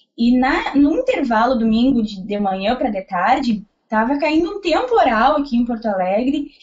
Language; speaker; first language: Portuguese; native; Portuguese